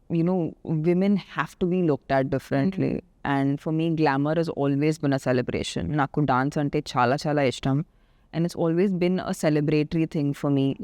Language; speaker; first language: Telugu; non-native, local second language; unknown